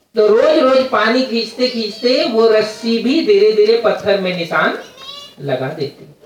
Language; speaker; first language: Hindi; native; Hindi